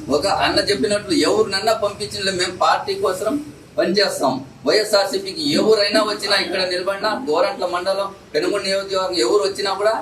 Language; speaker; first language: Telugu; non-native, local second language; Lambadi